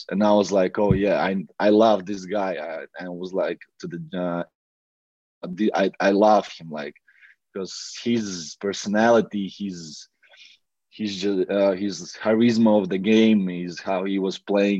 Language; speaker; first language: English; non-native, fluent; Latvian